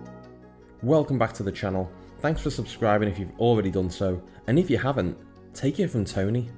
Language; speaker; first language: English; native; English